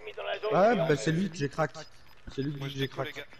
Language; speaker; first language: French; native; French